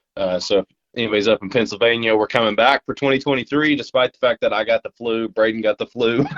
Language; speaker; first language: English; native; English